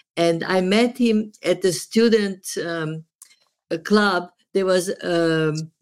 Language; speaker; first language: English; non-native, fluent; Serbian